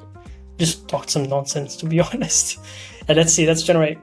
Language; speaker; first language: English; non-native, fluent; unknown